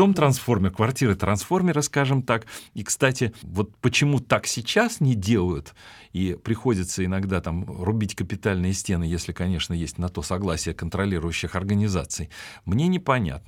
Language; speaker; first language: Russian; native; Russian